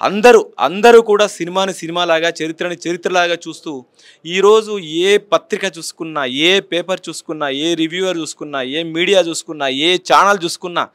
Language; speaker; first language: Telugu; native; Telugu